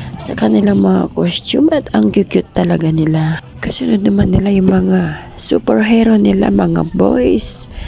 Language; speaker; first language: Filipino; non-native, local second language; Pangasinan